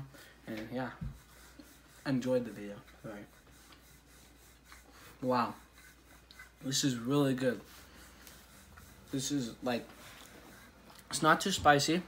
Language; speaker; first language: English; early bilingual, other home language; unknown